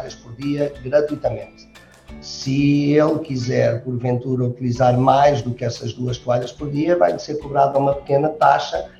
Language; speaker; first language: Portuguese; native; Portuguese